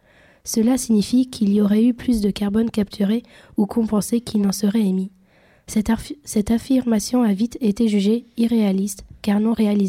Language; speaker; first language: French; native; French